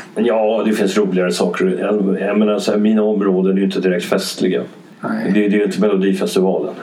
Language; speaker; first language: Swedish; early bilingual, other home language; English